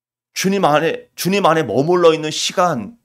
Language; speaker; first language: Korean; native; Korean